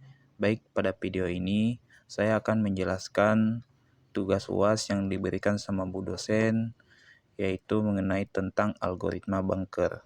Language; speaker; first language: Indonesian; native; Indonesian